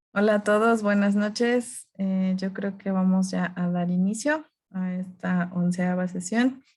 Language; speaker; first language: Spanish; native; Spanish